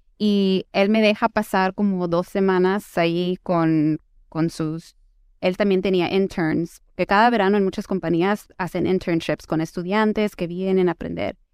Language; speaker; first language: Spanish; early bilingual, heritage; Spanish